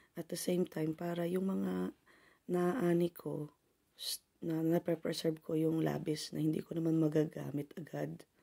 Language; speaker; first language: Filipino; native; Filipino